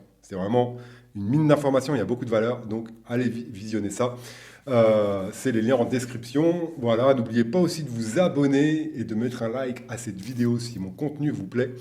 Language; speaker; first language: French; native; French